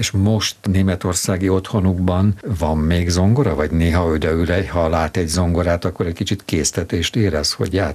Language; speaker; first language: Hungarian; native; Hungarian